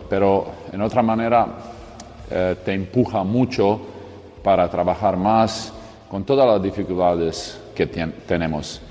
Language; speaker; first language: Spanish; non-native, learner; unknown